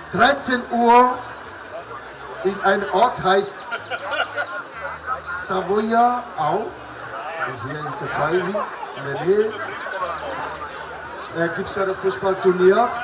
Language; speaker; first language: German; non-native, learner; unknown